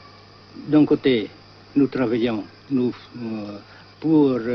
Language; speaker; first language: French; non-native, local second language; Vietnamese